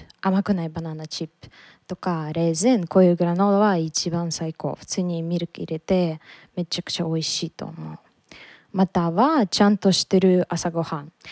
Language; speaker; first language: Japanese; non-native, learner; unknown